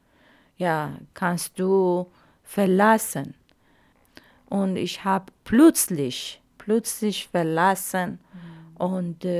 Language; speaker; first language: German; non-native, learner; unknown